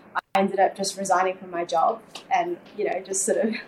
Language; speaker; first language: English; native; English